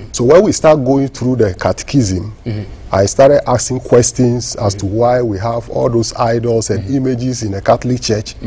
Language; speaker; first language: English; non-native, local second language; Ewe